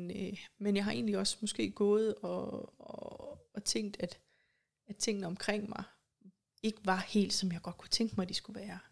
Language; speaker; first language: Danish; native; Danish